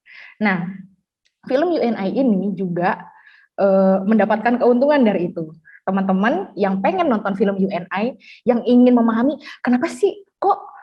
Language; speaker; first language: Indonesian; native; Indonesian